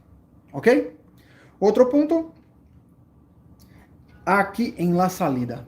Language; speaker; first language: Spanish; non-native, fluent; Portuguese